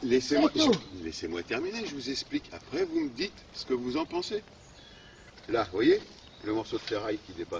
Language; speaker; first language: French; native; French